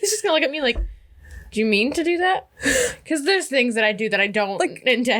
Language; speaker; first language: English; native; English